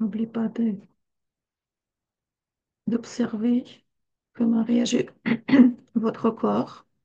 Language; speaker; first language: French; non-native, fluent; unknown